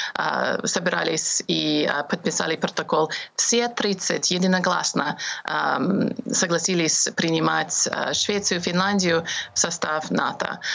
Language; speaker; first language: Russian; non-native, fluent; English